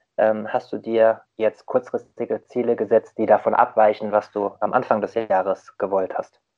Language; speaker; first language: German; native; German